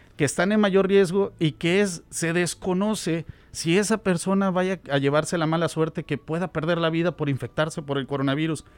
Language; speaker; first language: Spanish; native; Spanish